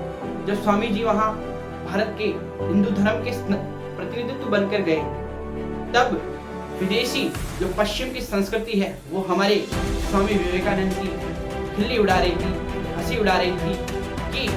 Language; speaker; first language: Hindi; native; Hindi